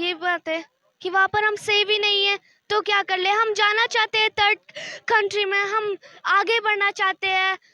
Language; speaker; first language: Hindi; non-native, learner; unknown